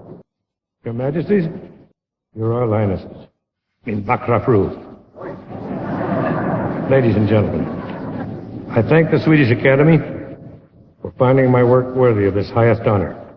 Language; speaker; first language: English; native; English